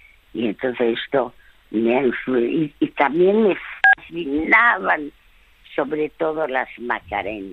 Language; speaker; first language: Spanish; early bilingual, other home language; French